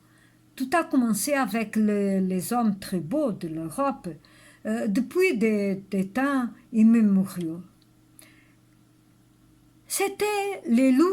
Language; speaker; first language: French; non-native, learner; Portuguese